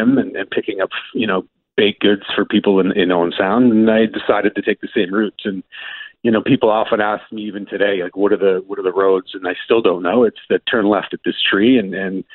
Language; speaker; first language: English; native; English